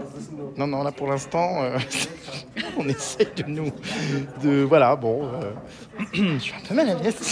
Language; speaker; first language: French; native; French